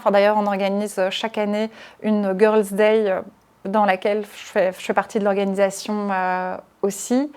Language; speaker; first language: French; early bilingual, other home language; Arabic